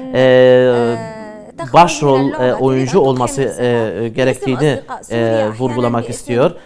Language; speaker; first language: Turkish; non-native, learner; Arabic